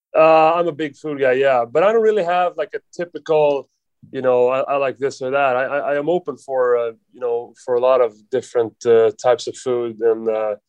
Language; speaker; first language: English; non-native, fluent; Swedish